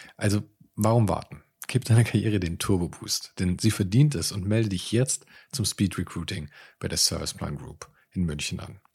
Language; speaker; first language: German; native; German